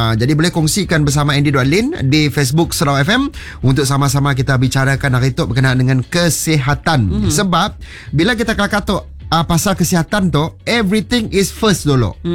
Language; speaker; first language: Malay; native; Malay